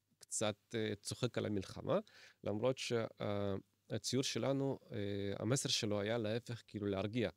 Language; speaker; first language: Hebrew; native; Hebrew